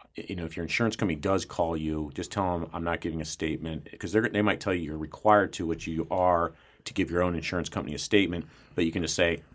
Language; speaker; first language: English; native; English